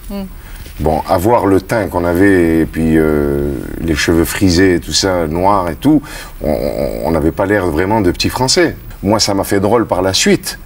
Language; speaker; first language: French; native; French